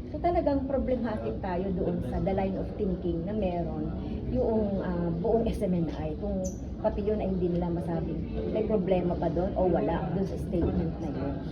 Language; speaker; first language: Filipino; native; Filipino